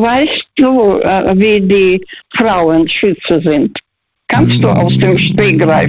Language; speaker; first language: German; early bilingual, heritage; German